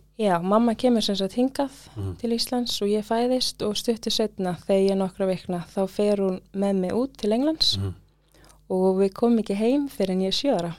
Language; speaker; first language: Icelandic; early bilingual, other home language; English